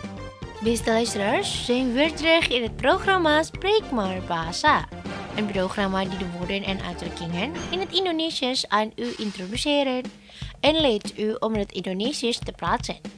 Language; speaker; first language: Dutch; non-native, learner; Indonesian